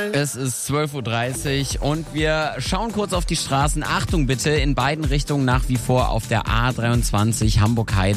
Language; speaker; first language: German; native; German